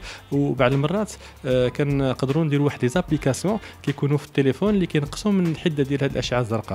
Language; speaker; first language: Arabic; native; Arabic